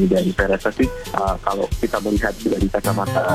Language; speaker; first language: Indonesian; native; Indonesian